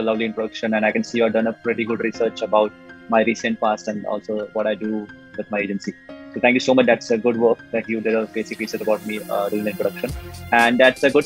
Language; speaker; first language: English; non-native, local second language; Marathi